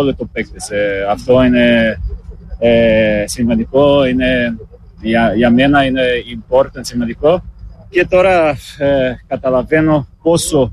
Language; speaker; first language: Greek; non-native, learner; Portuguese